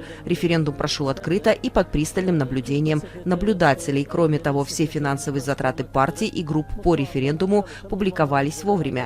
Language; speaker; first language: Russian; native; Russian